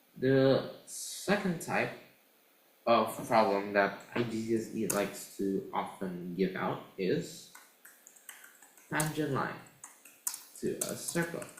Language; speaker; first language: English; non-native, fluent; Indonesian